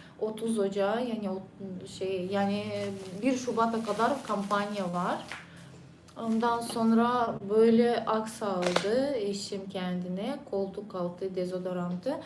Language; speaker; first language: Turkish; non-native, fluent; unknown